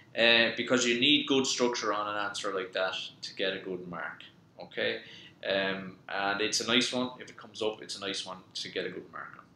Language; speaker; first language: English; native; English